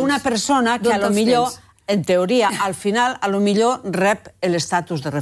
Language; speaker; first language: Catalan; native; Catalan